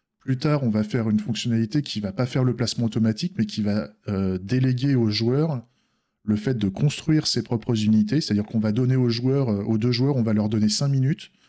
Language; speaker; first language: French; native; French